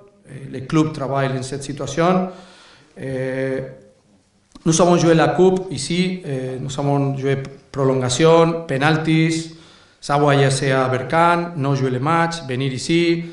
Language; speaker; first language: French; non-native, learner; Spanish